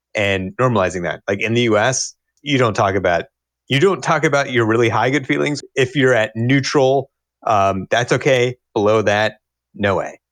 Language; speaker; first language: English; native; English